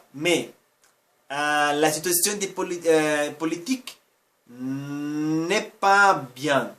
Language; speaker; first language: French; non-native, fluent; Portuguese